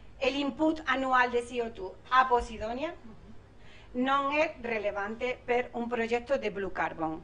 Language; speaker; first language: Italian; non-native, learner; Spanish